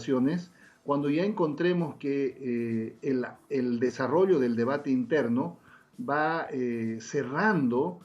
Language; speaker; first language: Spanish; native; Spanish